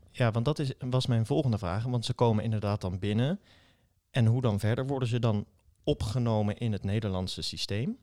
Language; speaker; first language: Dutch; native; Dutch